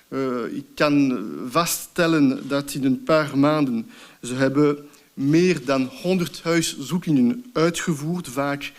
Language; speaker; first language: Dutch; non-native, local second language; French